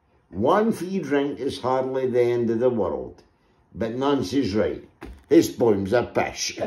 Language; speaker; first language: English; native; English